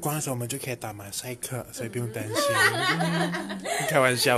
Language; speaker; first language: Chinese; native; Chinese